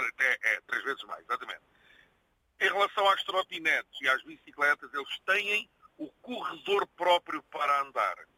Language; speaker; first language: Portuguese; native; Portuguese